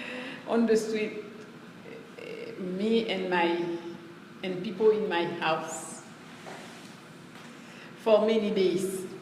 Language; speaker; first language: English; non-native, learner; Haitian Creole